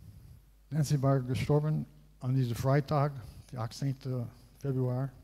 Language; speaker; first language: German; non-native, learner; English